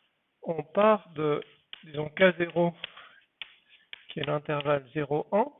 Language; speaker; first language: French; native; French